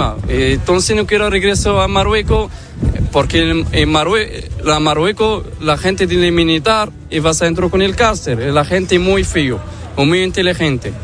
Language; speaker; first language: Spanish; non-native, learner; Arabic